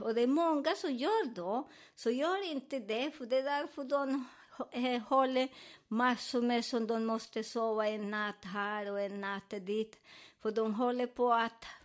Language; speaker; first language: Swedish; non-native, learner; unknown